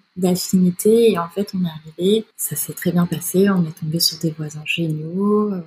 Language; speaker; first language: French; native; French